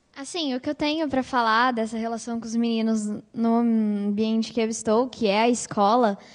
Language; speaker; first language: Portuguese; native; Portuguese